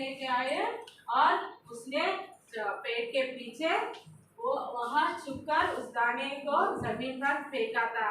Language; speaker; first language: Hindi; non-native, local second language; Telugu